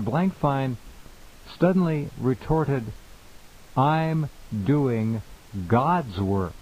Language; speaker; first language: English; native; English